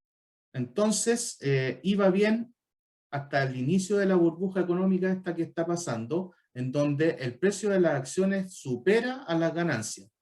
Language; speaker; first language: Spanish; native; Spanish